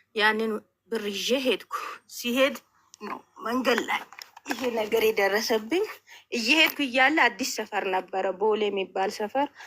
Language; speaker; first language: Amharic; non-native, local second language; Hadiyya